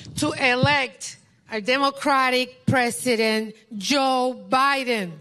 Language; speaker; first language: English; non-native, local second language; Spanish